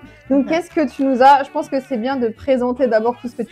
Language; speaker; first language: French; native; French